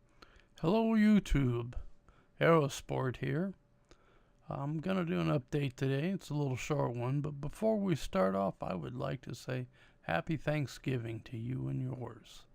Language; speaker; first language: English; native; English